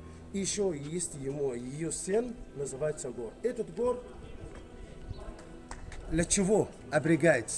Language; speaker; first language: Russian; non-native, learner; Arabic